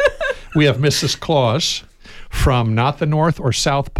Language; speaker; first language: English; native; English